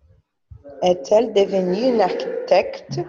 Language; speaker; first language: French; non-native, learner; Portuguese